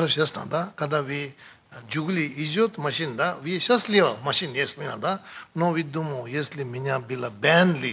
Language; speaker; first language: Russian; non-native, learner; Tibetan